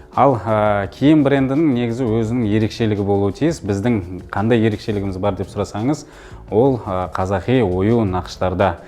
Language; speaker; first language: Kazakh; early bilingual, heritage; Kazakh